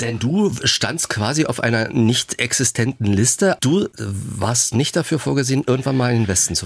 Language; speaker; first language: German; native; German